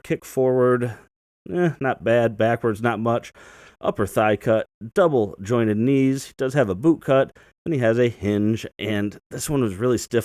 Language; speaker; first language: English; native; English